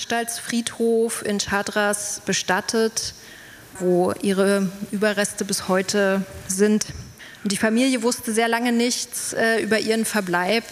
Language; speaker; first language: German; native; German